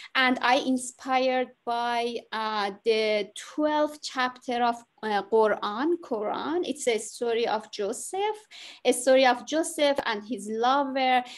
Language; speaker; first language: English; non-native, learner; Persian